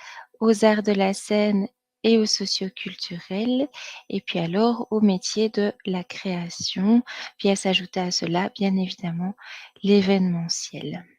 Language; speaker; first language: French; native; French